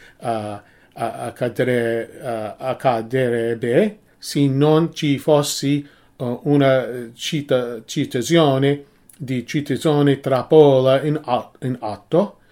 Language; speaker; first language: Italian; non-native, learner; English